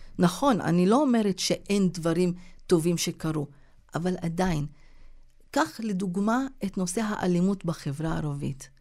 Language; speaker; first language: Hebrew; non-native, local second language; Arabic